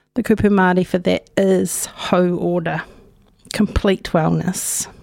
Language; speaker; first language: English; native; English